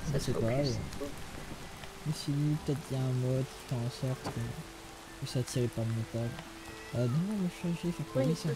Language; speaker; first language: French; native; French